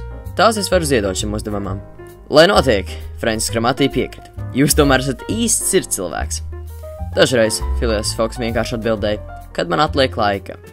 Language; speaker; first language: Latvian; native; Latvian